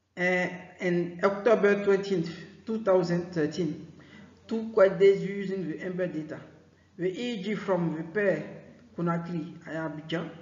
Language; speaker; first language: English; non-native, fluent; French